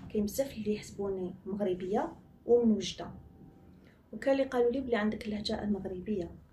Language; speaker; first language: Arabic; early bilingual, heritage; Arabic